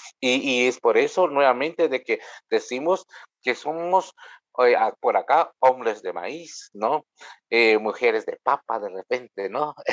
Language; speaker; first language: Spanish; non-native, local second language; Kʼicheʼ